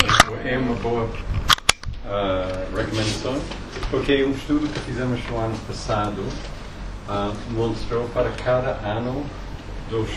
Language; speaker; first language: Portuguese; non-native, fluent; English